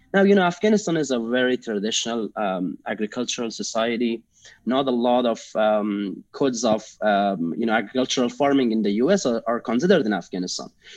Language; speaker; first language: English; non-native, fluent; Persian